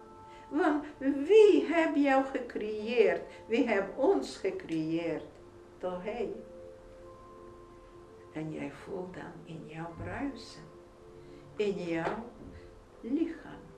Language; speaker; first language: Dutch; non-native, fluent; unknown